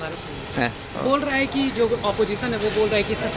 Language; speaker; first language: Hindi; native; Hindi